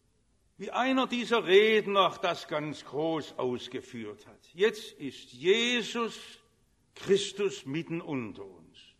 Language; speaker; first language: German; native; German